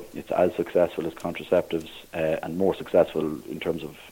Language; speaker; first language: English; native; English